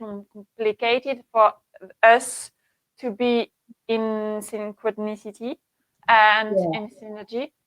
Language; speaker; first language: English; non-native, learner; French